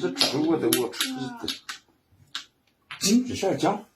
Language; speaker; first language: Chinese; native; Chinese